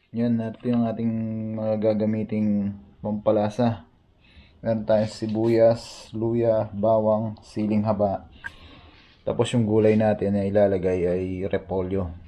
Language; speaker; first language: Filipino; native; Filipino